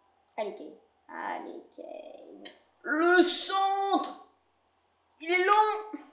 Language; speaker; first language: French; native; French